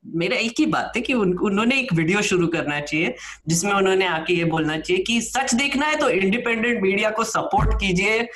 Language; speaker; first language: Hindi; non-native, local second language; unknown